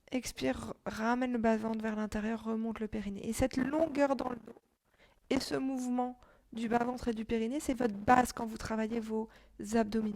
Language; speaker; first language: French; native; French